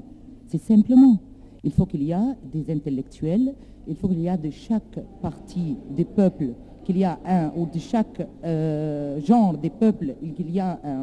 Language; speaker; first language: French; non-native, learner; Arabic